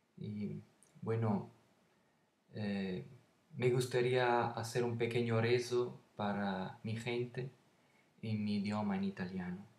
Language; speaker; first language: Spanish; non-native, learner; Italian